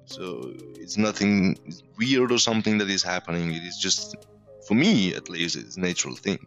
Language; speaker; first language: English; non-native, fluent; Persian